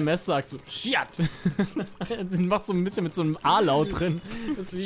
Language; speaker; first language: German; native; German